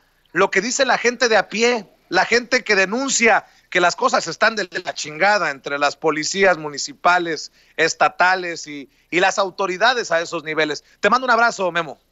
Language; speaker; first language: Spanish; native; Spanish